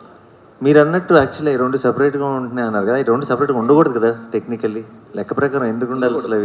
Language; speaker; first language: Telugu; native; Telugu